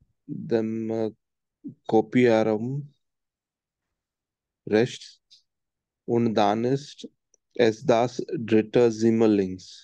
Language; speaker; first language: German; non-native, learner; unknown